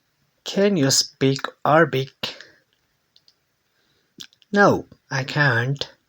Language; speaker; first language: English; non-native, learner; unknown